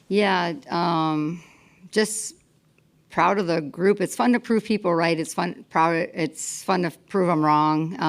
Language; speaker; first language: English; native; English